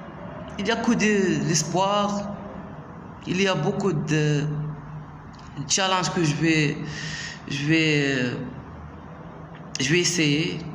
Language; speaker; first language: French; non-native, local second language; Arabic